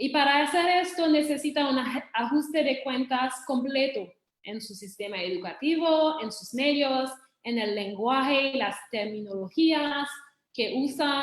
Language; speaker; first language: Spanish; non-native, fluent; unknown